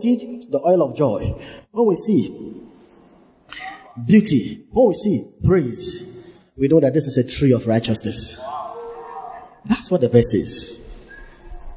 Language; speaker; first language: English; non-native, local second language; Akan